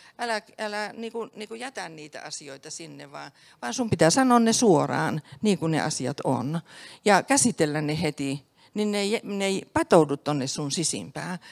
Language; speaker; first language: Finnish; native; Finnish